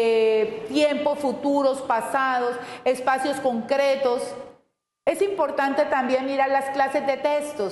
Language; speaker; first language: Spanish; native; Spanish